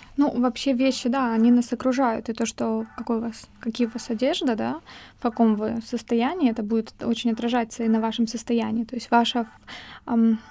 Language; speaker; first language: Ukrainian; non-native, local second language; Russian